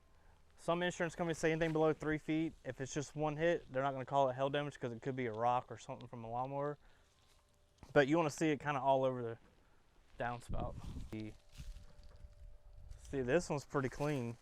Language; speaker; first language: English; native; English